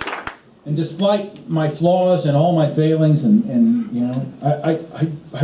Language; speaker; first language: English; native; English